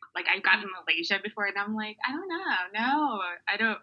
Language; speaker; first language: English; early bilingual, other home language; Mongolian